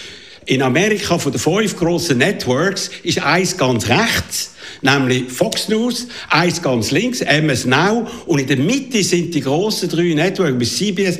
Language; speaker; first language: German; native; German